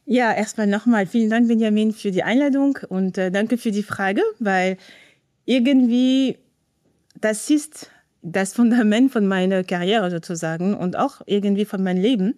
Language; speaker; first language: German; non-native, fluent; French